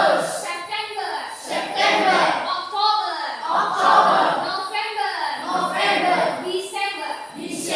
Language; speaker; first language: English; non-native, learner; Indonesian